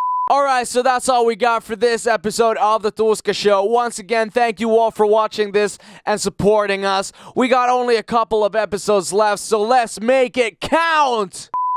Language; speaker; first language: English; non-native, fluent; Finnish